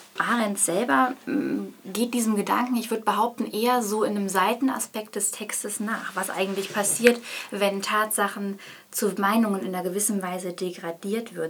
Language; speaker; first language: German; native; German